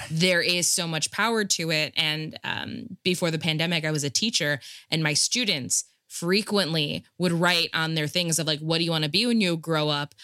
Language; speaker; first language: English; native; English